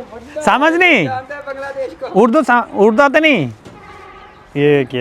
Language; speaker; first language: Hindi; non-native, learner; Bangla